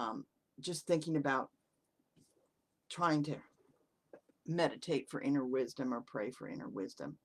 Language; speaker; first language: English; native; English